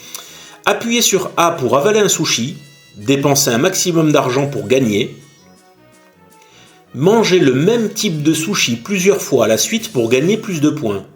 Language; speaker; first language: French; native; French